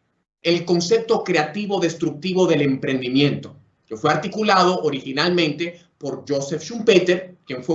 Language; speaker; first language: Spanish; native; Spanish